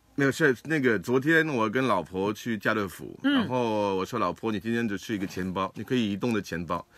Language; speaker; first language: Chinese; non-native, fluent; French